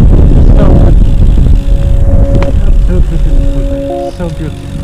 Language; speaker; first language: English; non-native, learner; Polish